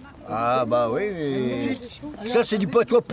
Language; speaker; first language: French; native; French